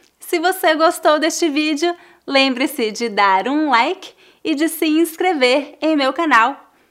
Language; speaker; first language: Portuguese; native; Portuguese